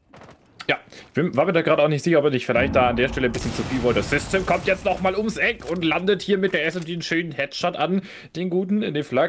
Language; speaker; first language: German; native; German